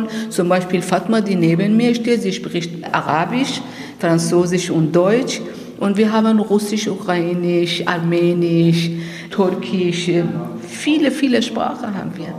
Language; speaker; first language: German; non-native, learner; Persian